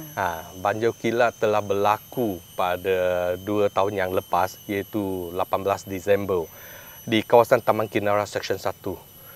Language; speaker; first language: Malay; non-native, local second language; Chinese